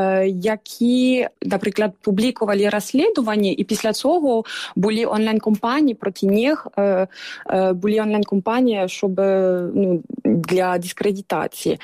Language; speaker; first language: Ukrainian; non-native, fluent; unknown